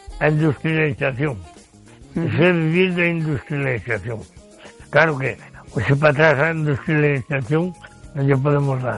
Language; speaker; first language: Spanish; native; Spanish